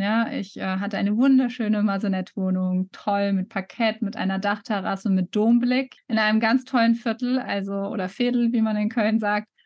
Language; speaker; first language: German; native; German